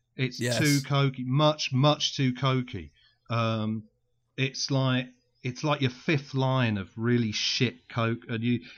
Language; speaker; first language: English; native; English